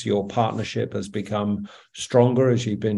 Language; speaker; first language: English; native; English